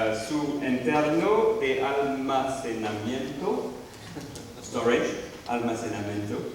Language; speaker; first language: Spanish; non-native, learner; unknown